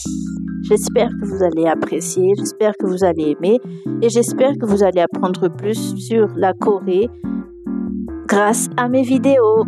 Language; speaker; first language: French; non-native, local second language; Malagasy